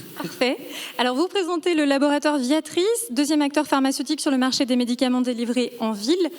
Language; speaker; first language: French; native; French